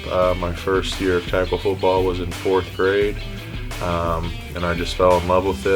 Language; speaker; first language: English; native; English